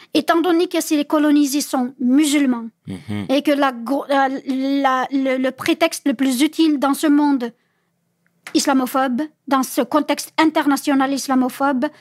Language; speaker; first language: French; non-native, fluent; Chinese